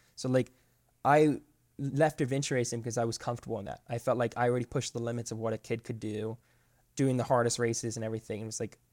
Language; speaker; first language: English; native; English